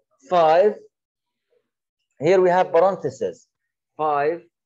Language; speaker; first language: English; non-native, fluent; Arabic